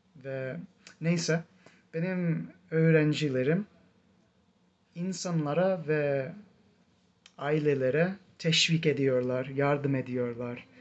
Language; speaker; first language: Turkish; non-native, fluent; English